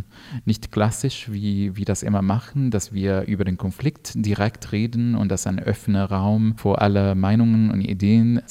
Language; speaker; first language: German; non-native, fluent; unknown